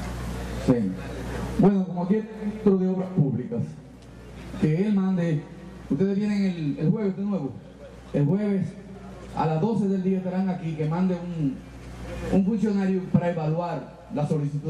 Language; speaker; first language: Spanish; native; Spanish